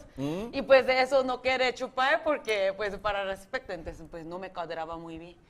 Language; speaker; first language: Spanish; non-native, fluent; Korean